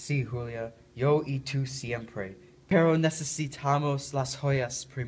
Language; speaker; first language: Spanish; non-native, learner; English